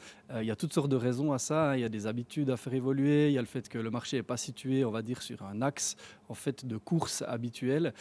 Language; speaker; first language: French; native; French